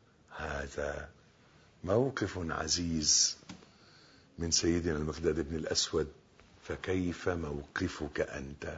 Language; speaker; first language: Arabic; native; Arabic